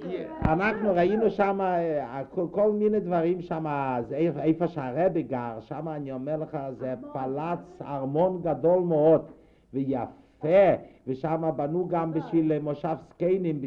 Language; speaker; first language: Hebrew; non-native, fluent; Yiddish